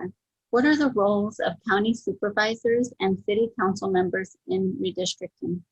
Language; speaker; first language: English; native; English